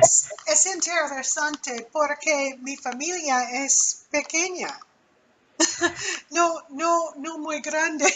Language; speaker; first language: Spanish; non-native, learner; English